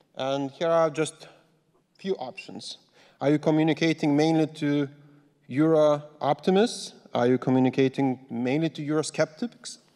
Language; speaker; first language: English; non-native, fluent; Lithuanian